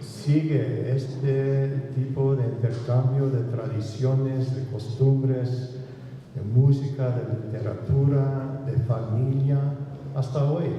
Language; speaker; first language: Spanish; non-native, fluent; English